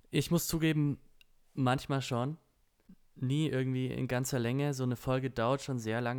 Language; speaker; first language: German; native; German